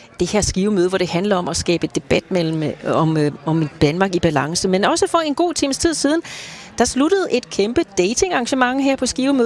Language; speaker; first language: Danish; native; Danish